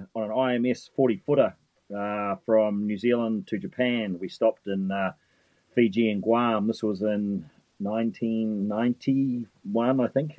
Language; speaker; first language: English; native; English